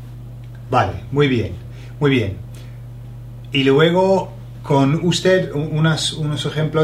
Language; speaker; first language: Spanish; non-native, fluent; English